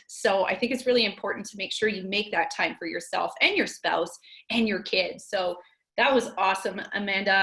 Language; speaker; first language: English; native; English